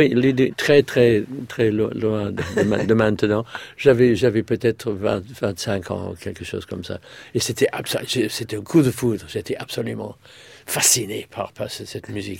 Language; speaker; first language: French; non-native, fluent; English